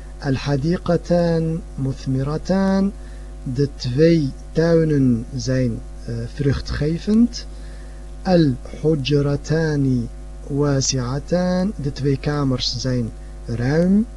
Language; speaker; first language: Dutch; early bilingual, other home language; Arabic